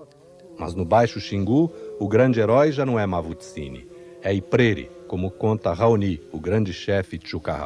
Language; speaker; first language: Portuguese; native; Portuguese